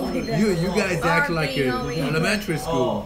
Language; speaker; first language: English; non-native, fluent; Korean